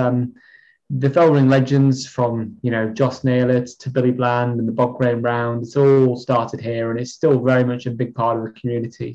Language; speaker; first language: English; native; English